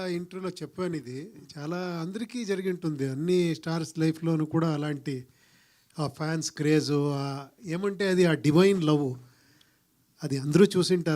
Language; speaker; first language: Telugu; non-native, fluent; Kannada